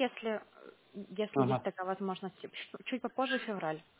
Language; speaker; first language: Russian; native; Russian